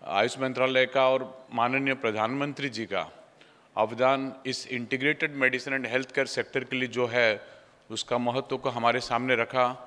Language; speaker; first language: Hindi; non-native, local second language; Odia